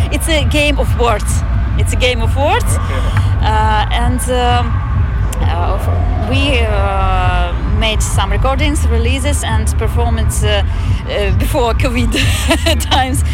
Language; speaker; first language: English; non-native, fluent; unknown